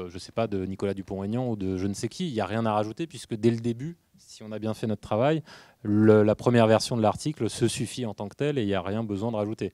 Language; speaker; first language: French; native; French